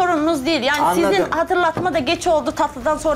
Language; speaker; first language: Turkish; native; Turkish